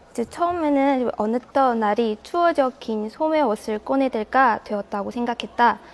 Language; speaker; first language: Korean; non-native, fluent; Chinese